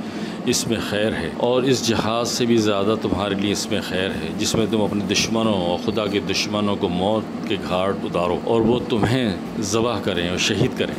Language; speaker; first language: Urdu; native; Urdu